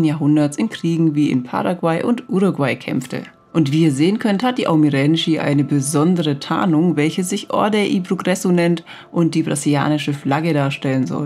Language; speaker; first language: German; native; German